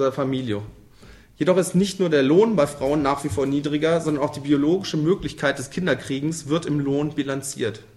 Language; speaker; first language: German; native; German